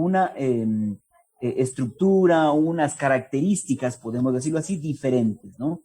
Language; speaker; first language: Spanish; native; Spanish